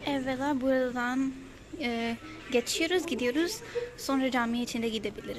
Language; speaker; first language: Turkish; non-native, learner; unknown